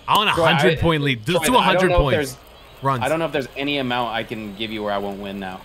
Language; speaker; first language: English; native; English